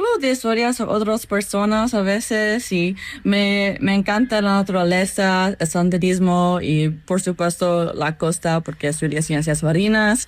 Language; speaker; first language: Spanish; non-native, learner; English